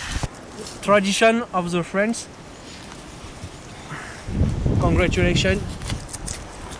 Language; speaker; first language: English; non-native, learner; French